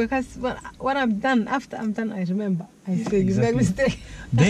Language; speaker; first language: English; non-native, learner; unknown